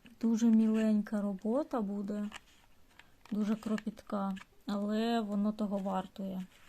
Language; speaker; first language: Ukrainian; non-native, local second language; Russian